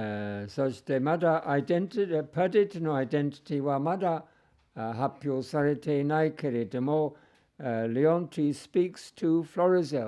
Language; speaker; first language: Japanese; non-native, fluent; English